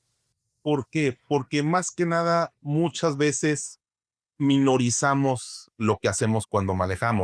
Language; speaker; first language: Spanish; native; Spanish